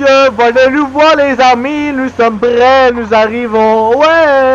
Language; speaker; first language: French; native; French